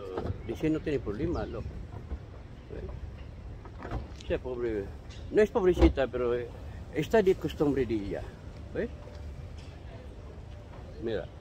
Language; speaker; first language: Spanish; non-native, learner; Filipino